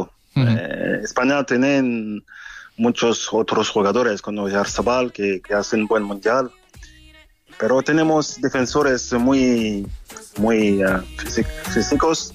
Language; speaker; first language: Spanish; non-native, fluent; French